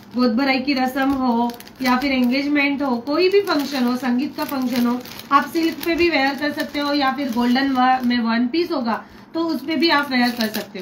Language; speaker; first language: Hindi; non-native, local second language; Marathi